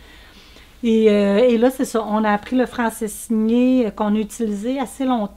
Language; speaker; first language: French; native; French